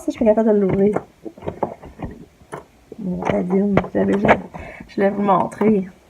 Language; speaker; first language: French; native; French